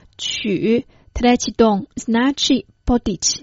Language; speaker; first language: Croatian; non-native, fluent; Chinese